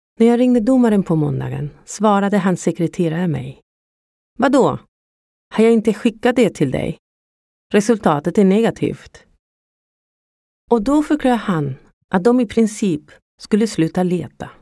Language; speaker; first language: Swedish; non-native, fluent; Spanish